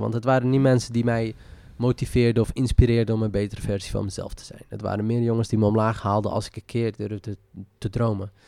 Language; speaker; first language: Dutch; early bilingual, other home language; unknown